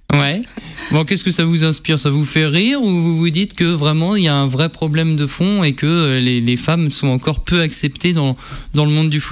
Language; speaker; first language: French; native; French